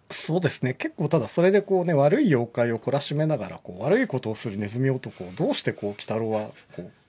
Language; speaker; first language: Japanese; native; Japanese